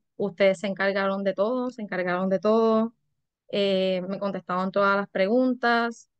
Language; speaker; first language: Spanish; native; Spanish